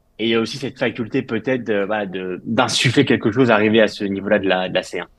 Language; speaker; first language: French; native; French